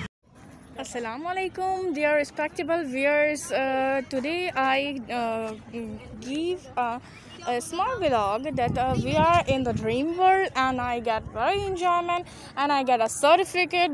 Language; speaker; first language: English; non-native, learner; Urdu